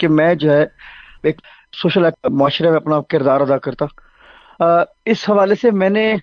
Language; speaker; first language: Urdu; non-native, local second language; Saraiki